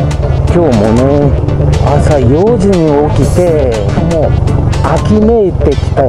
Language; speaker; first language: Japanese; native; Japanese